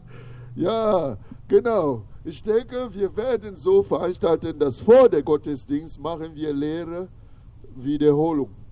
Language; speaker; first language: German; non-native, fluent; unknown